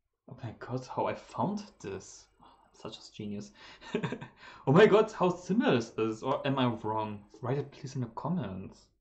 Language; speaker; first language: English; non-native, fluent; German